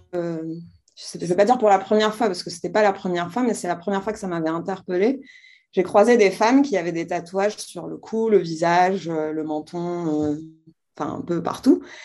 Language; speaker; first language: French; non-native, local second language; Arabic